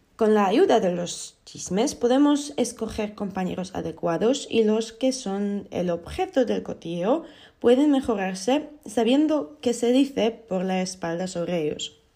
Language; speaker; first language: Spanish; non-native, fluent; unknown